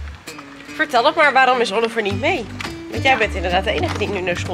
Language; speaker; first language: Dutch; native; Dutch